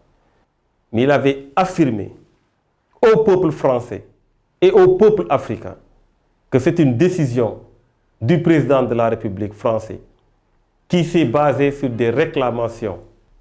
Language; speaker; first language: French; non-native, local second language; Wolof